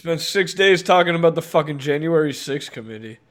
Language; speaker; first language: English; native; English